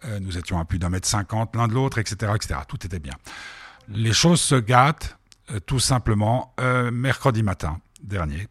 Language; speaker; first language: French; native; French